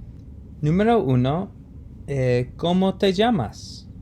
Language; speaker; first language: Spanish; non-native, fluent; English